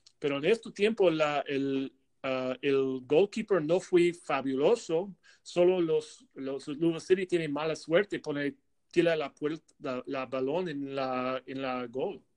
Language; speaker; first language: Spanish; non-native, learner; English